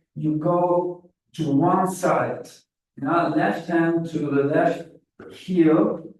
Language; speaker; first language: English; non-native, fluent; German